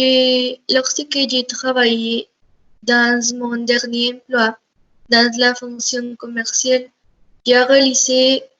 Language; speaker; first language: French; non-native, learner; Spanish